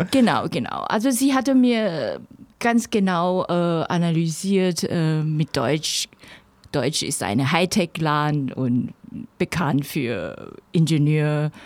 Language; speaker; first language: German; non-native, fluent; Chinese